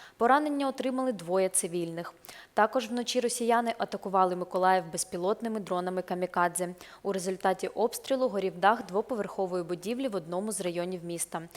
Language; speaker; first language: Ukrainian; native; Ukrainian